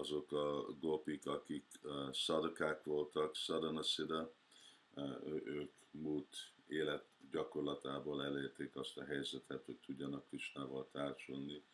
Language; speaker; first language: Hungarian; early bilingual, heritage; Hungarian